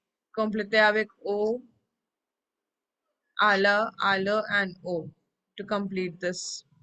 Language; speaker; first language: French; non-native, fluent; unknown